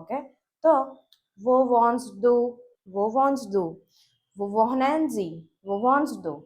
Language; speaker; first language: German; non-native, learner; Gujarati